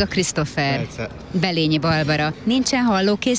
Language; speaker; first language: Hungarian; native; Hungarian